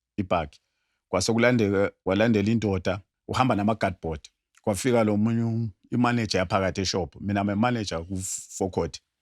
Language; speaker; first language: Zulu; native; Zulu